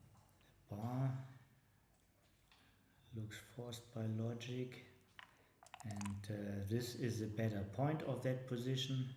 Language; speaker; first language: English; non-native, fluent; German